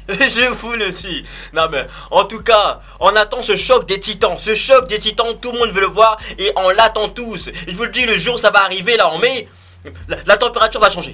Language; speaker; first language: French; native; French